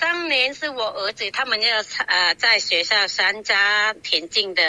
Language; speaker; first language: Chinese; non-native, local second language; Cantonese